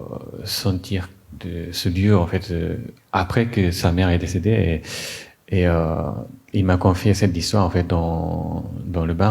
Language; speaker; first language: French; non-native, fluent; Japanese